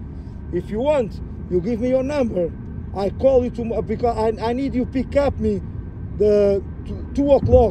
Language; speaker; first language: English; non-native, learner; Portuguese